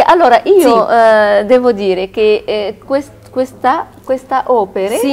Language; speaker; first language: Italian; non-native, learner; Arabic